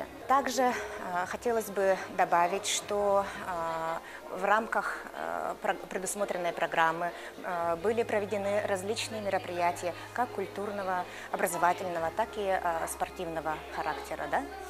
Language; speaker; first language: Russian; native; Russian